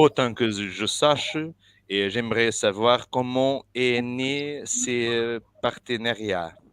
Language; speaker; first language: French; non-native, fluent; Portuguese